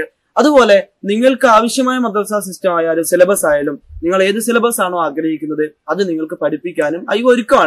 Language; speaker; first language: Malayalam; native; Malayalam